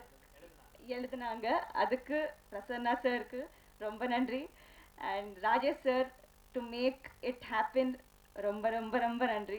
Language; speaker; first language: Tamil; non-native, learner; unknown